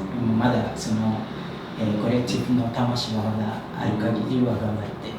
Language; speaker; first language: Japanese; non-native, fluent; Indonesian